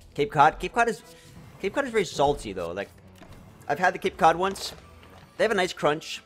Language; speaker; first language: English; native; English